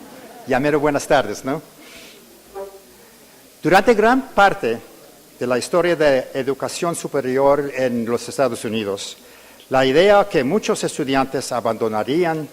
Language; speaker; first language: Spanish; early bilingual, heritage; English